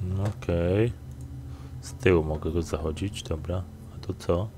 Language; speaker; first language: Polish; native; Polish